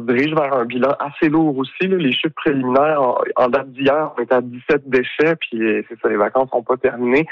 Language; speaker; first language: French; native; French